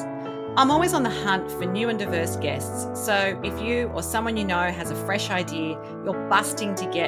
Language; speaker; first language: English; native; English